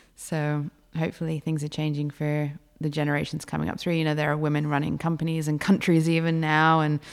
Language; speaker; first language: English; native; English